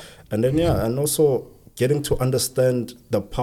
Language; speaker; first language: English; non-native, local second language; Southern Sotho